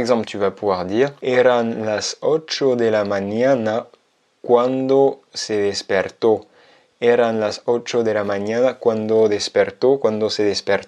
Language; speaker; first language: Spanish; non-native, fluent; French